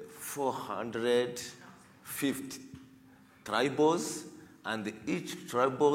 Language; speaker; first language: English; non-native, learner; Kinyarwanda